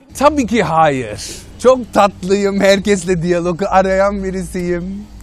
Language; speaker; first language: Turkish; early bilingual, heritage; Turkish